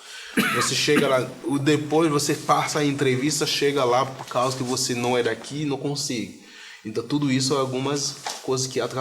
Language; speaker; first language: Portuguese; non-native, fluent; Haitian Creole